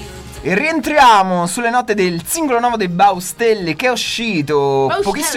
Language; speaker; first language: Italian; native; Italian